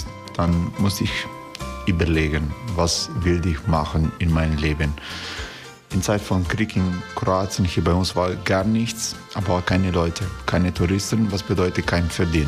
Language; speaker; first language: German; non-native, learner; Croatian